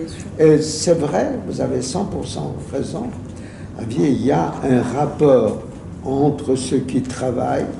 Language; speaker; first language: French; non-native, fluent; Yiddish